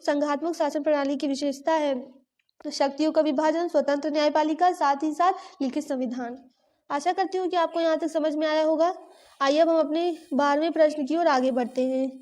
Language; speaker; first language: Hindi; native; Hindi